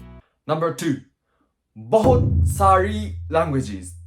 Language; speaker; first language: Hindi; non-native, learner; Japanese